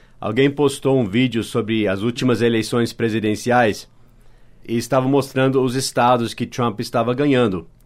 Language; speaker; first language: Portuguese; non-native, fluent; English